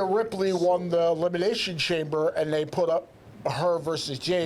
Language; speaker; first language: English; native; English